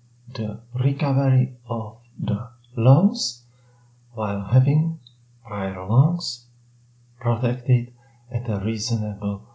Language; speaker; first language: English; non-native, fluent; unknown